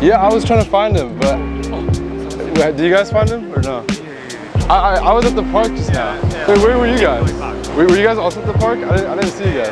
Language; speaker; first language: English; native; English